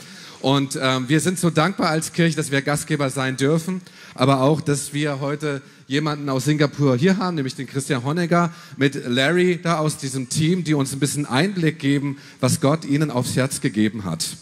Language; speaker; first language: German; native; German